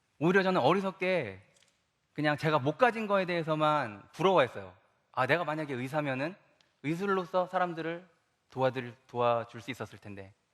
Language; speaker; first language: Korean; native; Korean